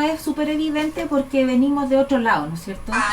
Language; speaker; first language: Spanish; native; Spanish